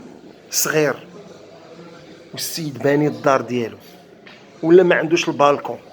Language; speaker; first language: Arabic; native; Arabic